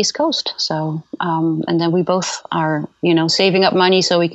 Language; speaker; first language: English; non-native, fluent; Dutch